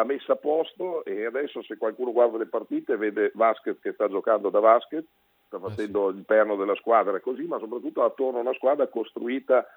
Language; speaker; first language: Italian; native; Italian